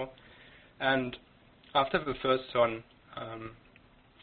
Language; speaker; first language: English; non-native, fluent; German